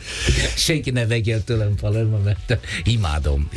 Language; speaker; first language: Hungarian; non-native, fluent; Italian